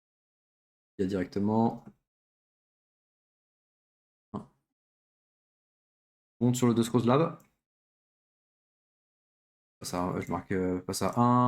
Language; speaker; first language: French; native; French